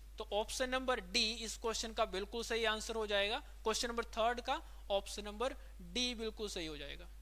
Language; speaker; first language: Hindi; native; Hindi